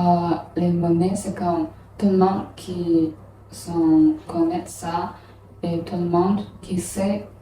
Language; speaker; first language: French; non-native, learner; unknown